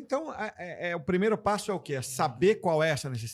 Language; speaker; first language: Portuguese; native; Portuguese